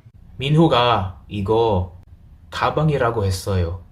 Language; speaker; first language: Korean; non-native, fluent; Filipino